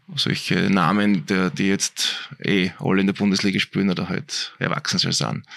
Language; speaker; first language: German; native; German